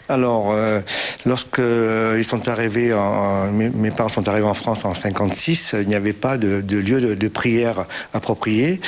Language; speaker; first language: French; early bilingual, other home language; Vietnamese